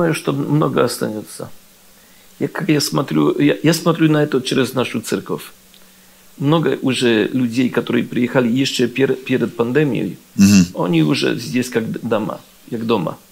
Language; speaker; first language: Russian; non-native, learner; Polish